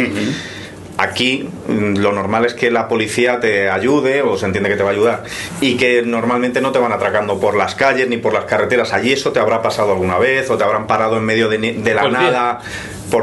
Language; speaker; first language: Spanish; native; Spanish